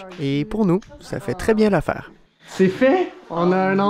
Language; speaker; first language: French; native; French